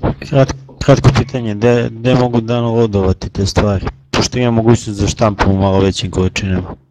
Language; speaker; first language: Serbian; native; Serbian